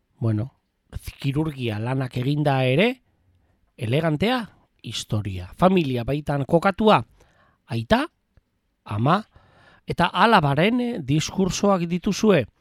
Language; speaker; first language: Basque; native; Basque